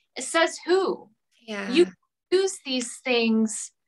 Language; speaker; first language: English; native; English